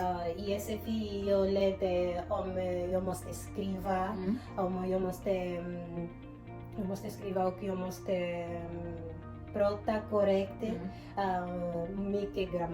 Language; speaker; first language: Swedish; non-native, learner; Portuguese